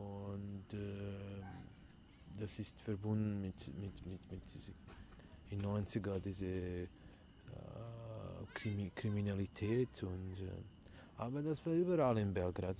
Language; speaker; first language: German; non-native, fluent; Serbian